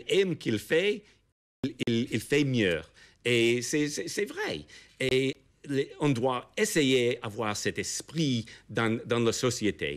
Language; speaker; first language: French; non-native, fluent; English